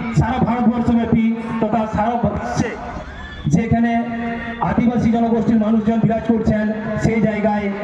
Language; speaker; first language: Bangla; non-native, local second language; Santali